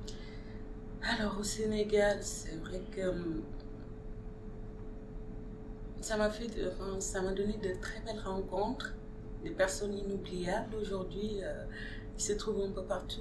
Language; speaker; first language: French; non-native, local second language; Wolof